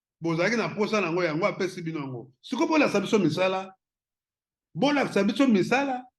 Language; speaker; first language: Lingala; non-native, local second language; Kongo